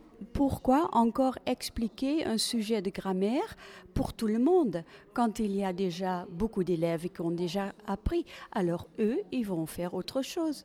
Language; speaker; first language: French; non-native, fluent; Dutch